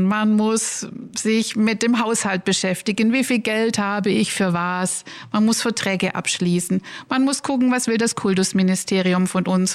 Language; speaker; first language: German; native; German